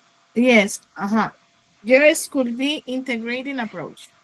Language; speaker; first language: English; non-native, learner; Spanish